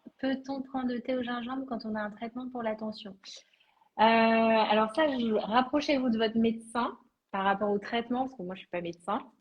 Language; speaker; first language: French; native; French